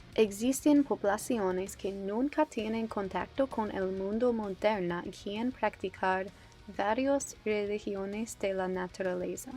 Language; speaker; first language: Spanish; non-native, learner; English